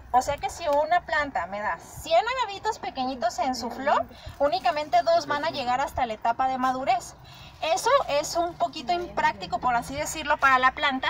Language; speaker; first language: Spanish; native; Spanish